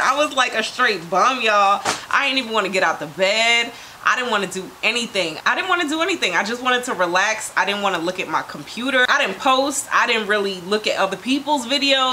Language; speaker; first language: English; native; English